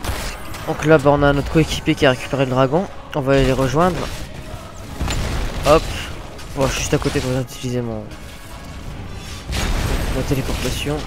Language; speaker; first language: French; native; French